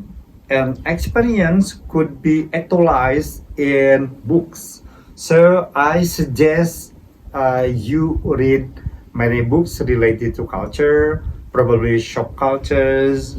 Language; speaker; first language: English; non-native, fluent; Indonesian